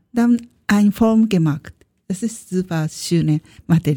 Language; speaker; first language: German; non-native, learner; Japanese